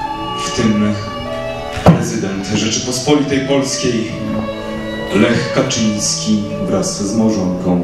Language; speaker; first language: Polish; native; Polish